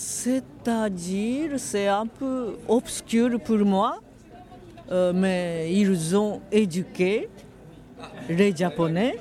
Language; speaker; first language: French; non-native, fluent; Japanese